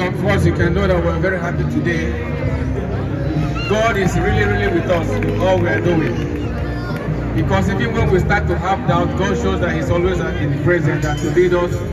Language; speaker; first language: English; non-native, local second language; Igbo